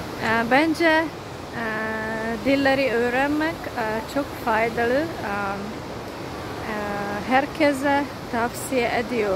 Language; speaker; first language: Turkish; non-native, fluent; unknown